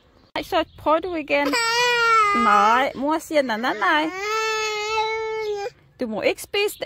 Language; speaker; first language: Danish; non-native, learner; English